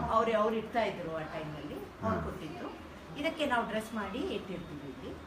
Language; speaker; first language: Kannada; non-native, local second language; Tamil